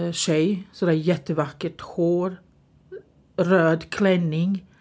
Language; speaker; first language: Swedish; non-native, fluent; Bosnian